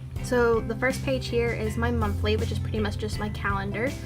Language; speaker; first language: English; native; English